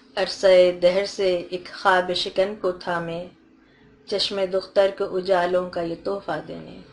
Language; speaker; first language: Urdu; native; Urdu